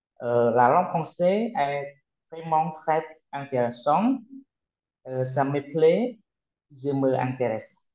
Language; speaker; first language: French; non-native, learner; Khmer